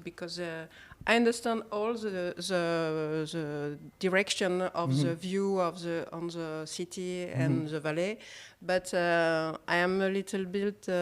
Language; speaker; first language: English; non-native, learner; French